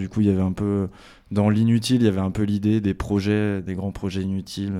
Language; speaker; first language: French; native; French